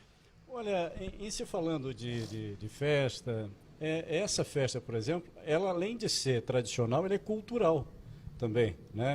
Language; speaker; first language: Portuguese; native; Portuguese